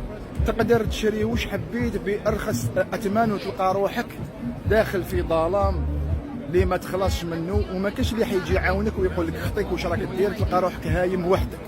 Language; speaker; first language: Arabic; native; Arabic